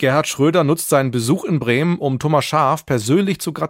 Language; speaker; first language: German; native; German